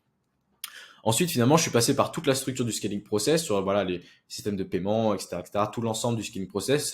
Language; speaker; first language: French; native; French